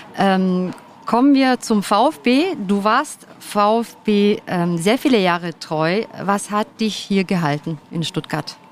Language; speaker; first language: German; early bilingual, other home language; Turkish